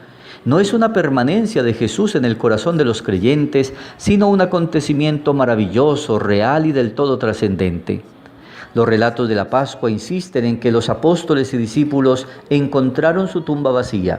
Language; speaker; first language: Spanish; native; Spanish